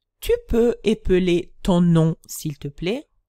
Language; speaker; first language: French; non-native, fluent; Italian